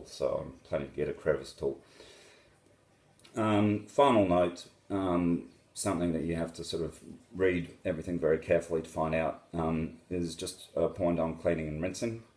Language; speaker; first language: English; native; English